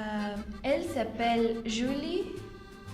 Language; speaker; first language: French; non-native, learner; Spanish